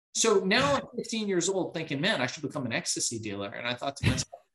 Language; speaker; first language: English; early bilingual, other home language; Persian